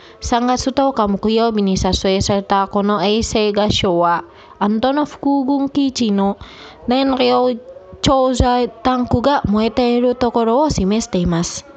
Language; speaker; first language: Japanese; non-native, fluent; Indonesian